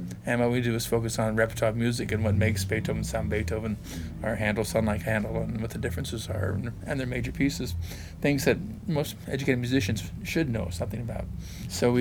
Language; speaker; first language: English; native; English